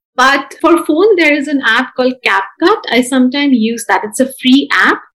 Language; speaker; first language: English; non-native, local second language; Bangla